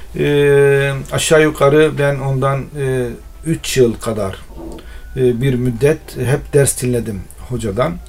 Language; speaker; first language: Turkish; non-native, local second language; Arabic